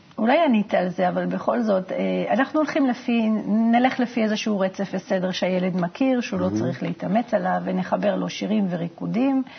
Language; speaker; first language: Hebrew; native; Hebrew